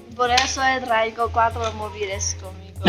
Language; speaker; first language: Spanish; non-native, learner; Chinese